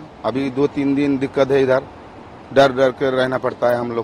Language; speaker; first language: Hindi; non-native, local second language; Bangla